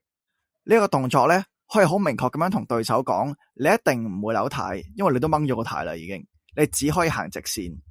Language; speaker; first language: Cantonese; native; Cantonese